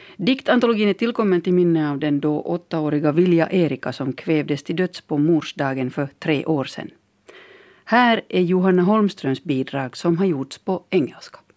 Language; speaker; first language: Swedish; native; Swedish